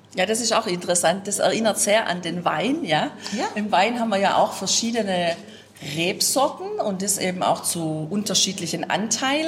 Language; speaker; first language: German; native; German